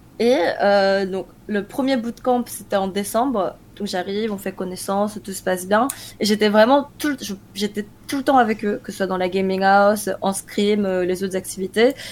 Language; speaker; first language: French; early bilingual, other home language; Korean